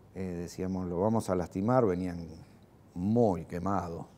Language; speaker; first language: Spanish; native; Spanish